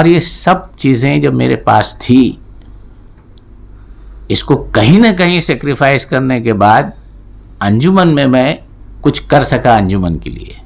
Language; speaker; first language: Hindi; native; Hindi